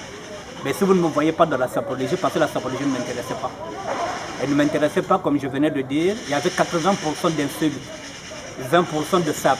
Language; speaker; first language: French; non-native, local second language; Lingala